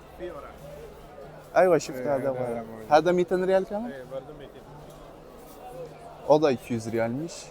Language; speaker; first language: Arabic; non-native, learner; Turkish